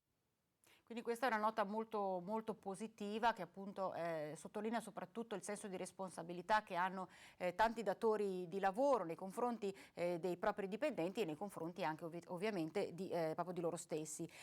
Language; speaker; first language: Italian; native; Italian